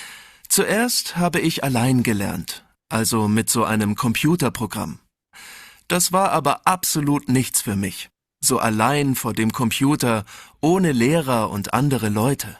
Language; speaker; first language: German; non-native, learner; Bangla